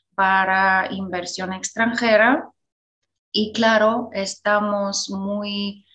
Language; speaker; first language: Spanish; non-native, fluent; Bulgarian